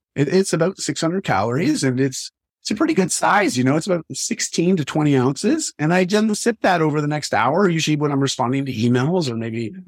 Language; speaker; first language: English; native; English